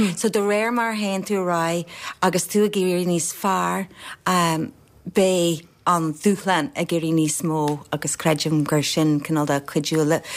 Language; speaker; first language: Irish; non-native, local second language; English